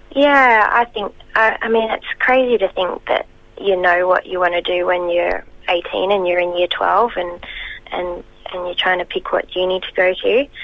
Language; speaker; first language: English; native; English